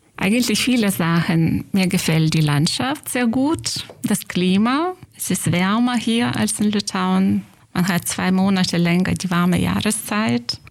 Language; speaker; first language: German; non-native, fluent; Lithuanian